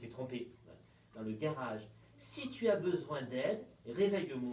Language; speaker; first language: French; native; French